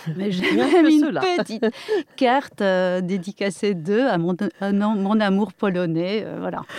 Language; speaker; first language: French; non-native, fluent; Polish